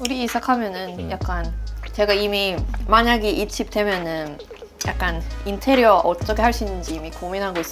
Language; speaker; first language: Korean; non-native, fluent; Swedish